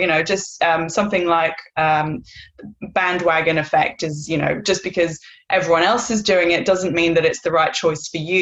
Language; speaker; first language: English; native; English